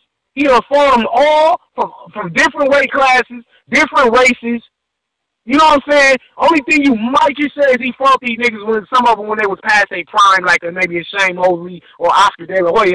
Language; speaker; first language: English; native; English